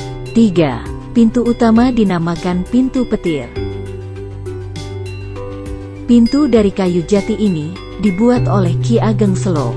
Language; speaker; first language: Indonesian; native; Indonesian